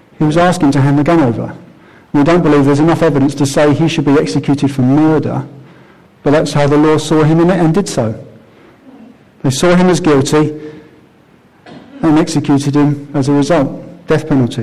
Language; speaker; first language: English; native; English